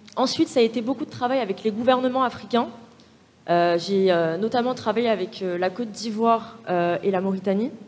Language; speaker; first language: French; native; French